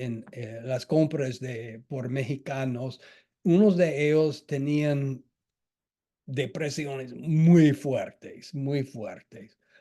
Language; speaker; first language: Spanish; non-native, fluent; English